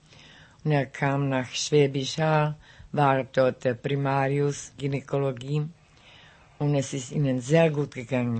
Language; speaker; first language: German; non-native, local second language; Czech